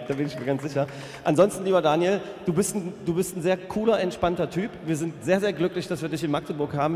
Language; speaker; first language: German; native; German